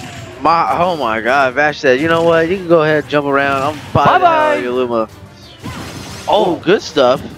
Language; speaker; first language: English; native; English